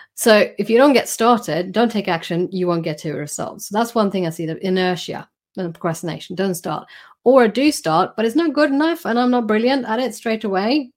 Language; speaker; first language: English; non-native, fluent; Swedish